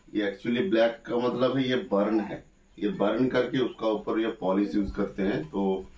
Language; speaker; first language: Hindi; non-native, local second language; Bangla